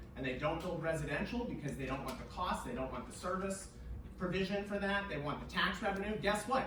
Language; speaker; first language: English; native; English